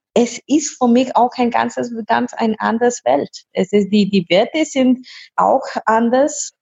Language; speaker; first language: German; non-native, learner; Hindi